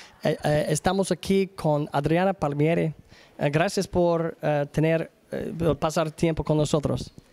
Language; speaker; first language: Spanish; non-native, learner; English